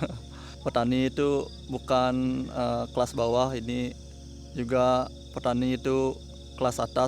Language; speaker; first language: Indonesian; non-native, local second language; Balinese